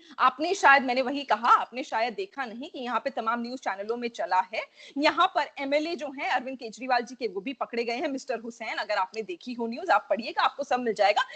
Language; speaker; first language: Hindi; native; Hindi